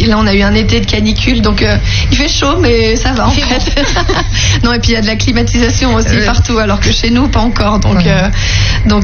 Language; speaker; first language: French; native; French